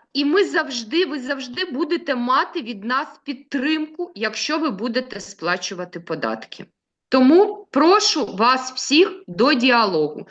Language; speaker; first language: Ukrainian; native; Ukrainian